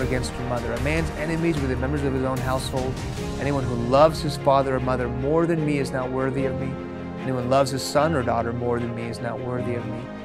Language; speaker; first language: English; early bilingual, other home language; Persian